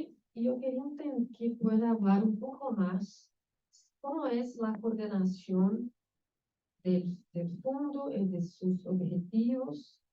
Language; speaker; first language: Spanish; non-native, learner; Portuguese